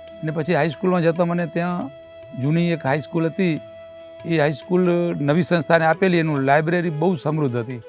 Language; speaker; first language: Gujarati; non-native, local second language; Kachhi